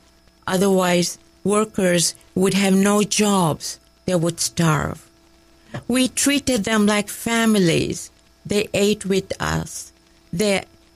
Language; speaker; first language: English; non-native, local second language; Kachhi